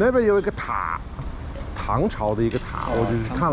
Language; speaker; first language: Chinese; non-native, fluent; English